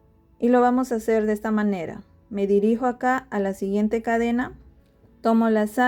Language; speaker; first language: Spanish; native; Spanish